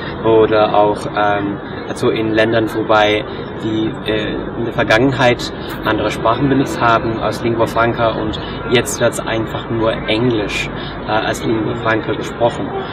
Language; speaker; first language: German; non-native, fluent; English